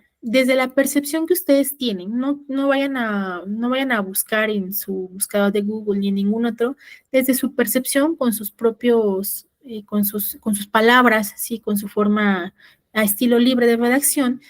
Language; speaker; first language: Spanish; native; Spanish